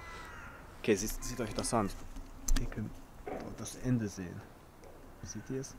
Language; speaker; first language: German; early bilingual, other home language; Chechen